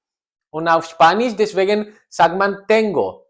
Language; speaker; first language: German; non-native, learner; Spanish